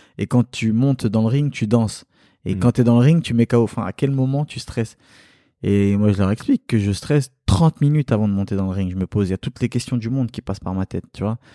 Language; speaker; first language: French; early bilingual, other home language; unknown